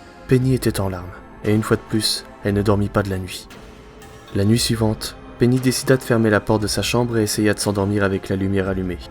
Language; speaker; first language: French; native; French